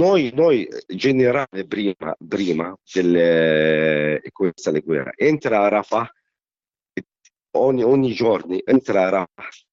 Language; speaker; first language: Italian; non-native, learner; Arabic